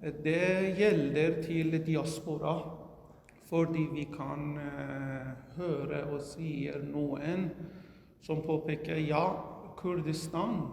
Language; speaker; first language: Norwegian; non-native, learner; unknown